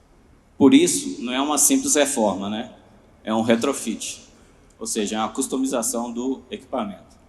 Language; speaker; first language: Portuguese; native; Portuguese